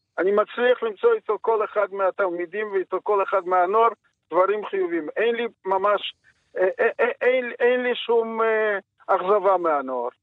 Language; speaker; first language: Hebrew; non-native, fluent; Yiddish